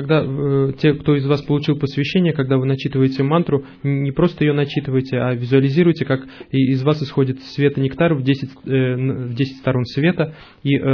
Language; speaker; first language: Russian; native; Russian